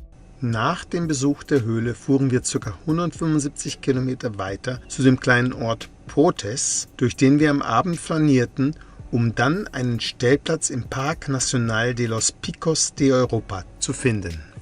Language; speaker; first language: German; native; German